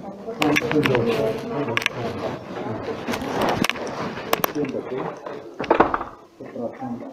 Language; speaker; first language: Polish; non-native, learner; Slovenian